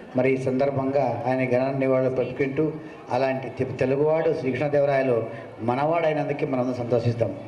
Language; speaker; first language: Telugu; non-native, local second language; Kannada